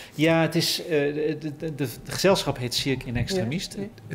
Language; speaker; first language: Dutch; native; Dutch